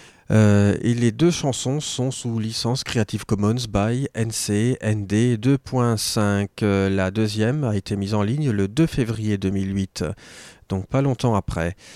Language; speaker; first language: French; native; French